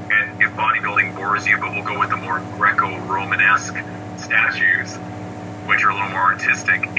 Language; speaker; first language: English; native; English